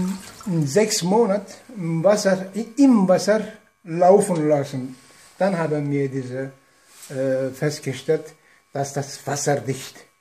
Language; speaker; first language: German; non-native, learner; Turkish